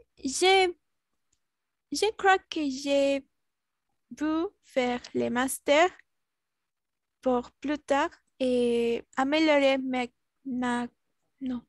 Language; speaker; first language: French; non-native, learner; Spanish